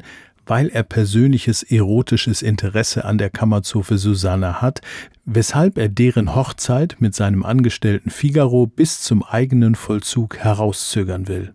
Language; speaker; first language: German; native; German